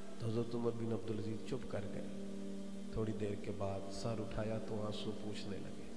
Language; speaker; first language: Urdu; non-native, local second language; Punjabi